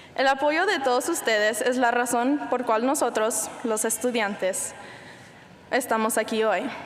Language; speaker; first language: Spanish; early bilingual, heritage; Spanish